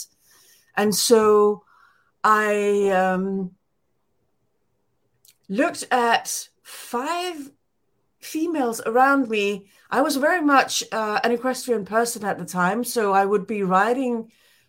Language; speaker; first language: English; non-native, fluent; Danish